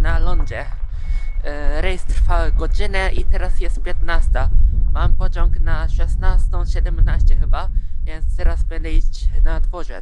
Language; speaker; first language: Polish; non-native, fluent; Japanese